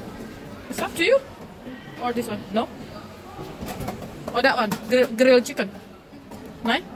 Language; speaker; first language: English; non-native, learner; Indonesian